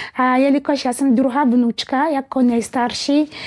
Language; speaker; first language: Czech; early bilingual, other home language; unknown